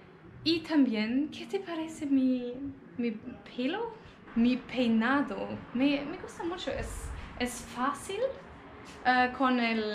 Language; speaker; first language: Spanish; non-native, learner; German